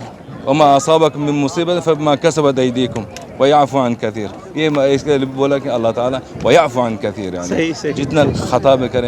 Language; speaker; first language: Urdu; non-native, learner; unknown